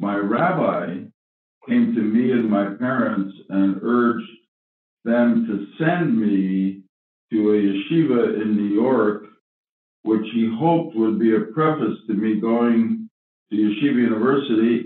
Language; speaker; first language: English; native; English